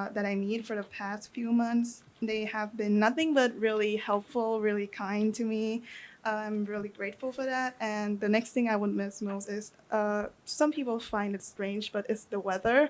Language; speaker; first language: English; non-native, fluent; Thai